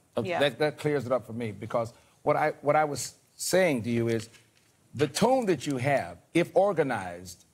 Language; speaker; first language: English; native; English